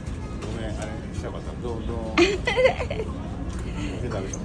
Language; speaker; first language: Japanese; native; Japanese